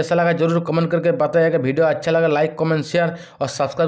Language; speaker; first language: Hindi; non-native, local second language; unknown